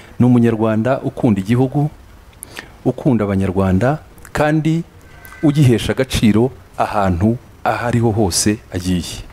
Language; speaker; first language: Kinyarwanda; early bilingual, heritage; Kinyarwanda